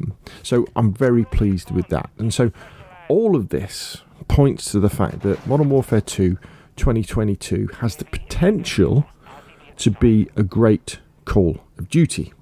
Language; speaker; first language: English; native; English